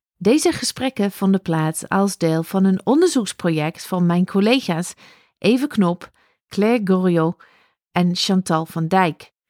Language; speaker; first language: Dutch; non-native, fluent; English